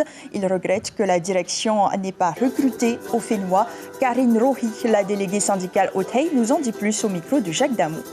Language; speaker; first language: French; native; French